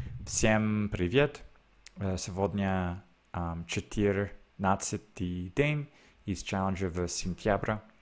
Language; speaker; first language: Russian; non-native, learner; Spanish